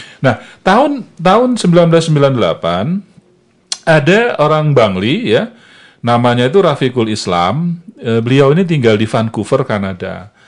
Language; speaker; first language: Indonesian; non-native, local second language; Malay